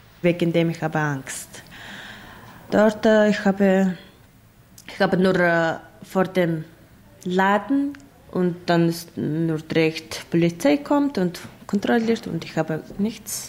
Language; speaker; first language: German; non-native, learner; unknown